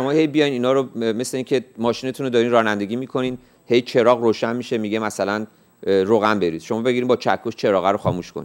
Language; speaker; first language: Persian; native; Persian